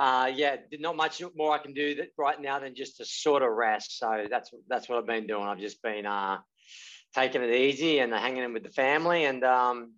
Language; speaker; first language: English; native; English